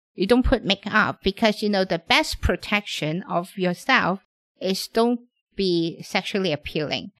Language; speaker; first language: English; non-native, local second language; Cantonese